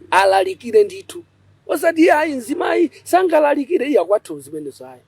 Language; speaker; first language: Nyanja; native; Nyanja